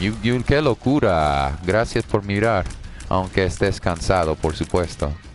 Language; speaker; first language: Spanish; non-native, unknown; English